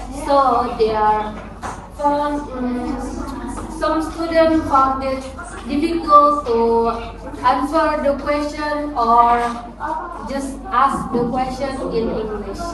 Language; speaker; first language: English; non-native, learner; Indonesian